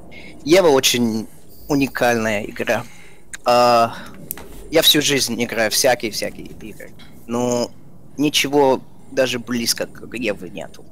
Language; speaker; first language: Russian; early bilingual, heritage; Russian